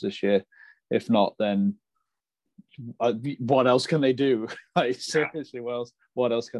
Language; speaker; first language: English; native; English